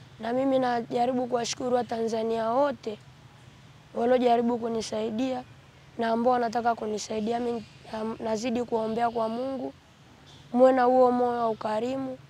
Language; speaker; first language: Swahili; native; Swahili